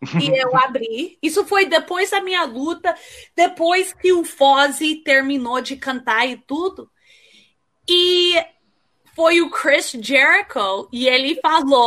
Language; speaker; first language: Portuguese; early bilingual, heritage; Portuguese